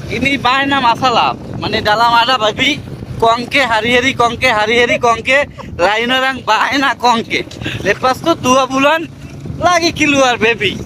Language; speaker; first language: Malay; non-native, learner; Bangla